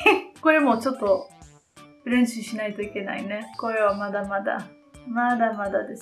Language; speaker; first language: Japanese; non-native, learner; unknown